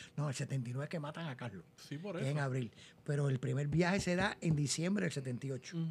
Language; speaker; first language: Spanish; native; Spanish